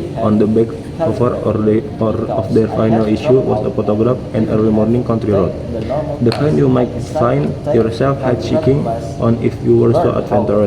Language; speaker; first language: English; non-native, learner; Indonesian